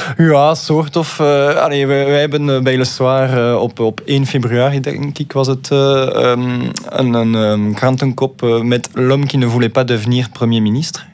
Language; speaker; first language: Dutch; non-native, local second language; French